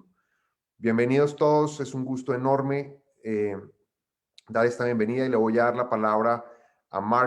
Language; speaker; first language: Spanish; native; Spanish